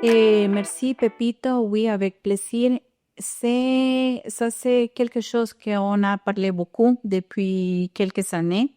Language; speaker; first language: French; non-native, fluent; Spanish